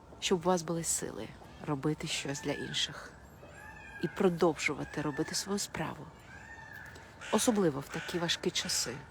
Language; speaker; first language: Ukrainian; non-native, local second language; Russian